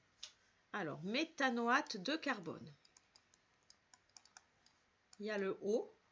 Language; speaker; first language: French; native; French